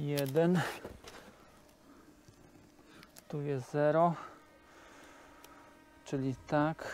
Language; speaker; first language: Polish; native; Polish